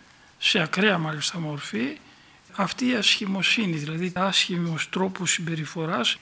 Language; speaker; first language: Greek; native; Greek